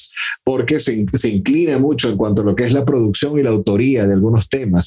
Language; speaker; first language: Spanish; native; Spanish